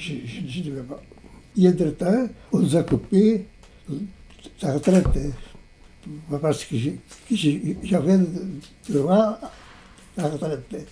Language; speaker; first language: French; non-native, fluent; Portuguese